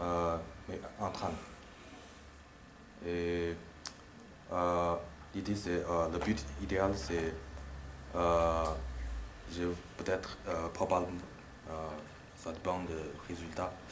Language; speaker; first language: French; non-native, learner; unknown